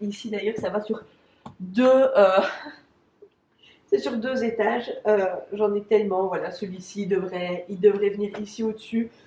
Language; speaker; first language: French; native; French